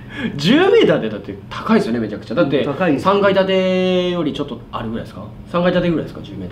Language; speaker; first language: Japanese; native; Japanese